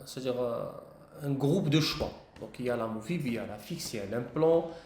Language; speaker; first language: French; non-native, local second language; Arabic